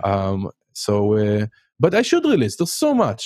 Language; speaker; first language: English; non-native, fluent; Hebrew